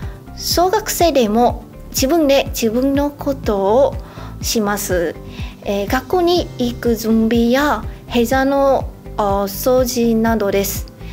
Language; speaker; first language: Japanese; non-native, fluent; Vietnamese